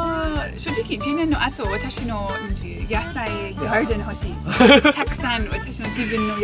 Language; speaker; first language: Japanese; non-native, learner; English